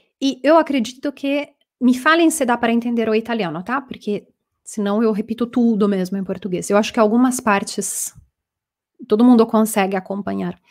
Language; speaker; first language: Portuguese; non-native, fluent; Italian